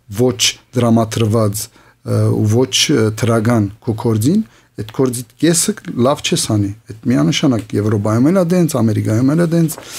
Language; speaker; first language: Armenian; early bilingual, heritage; Armenian